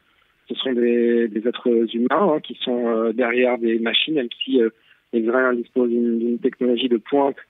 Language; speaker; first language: French; native; French